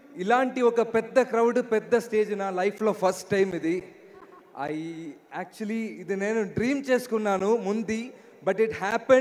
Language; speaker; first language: Telugu; non-native, learner; Malayalam